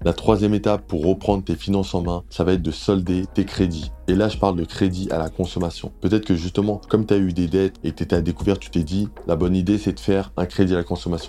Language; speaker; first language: French; native; French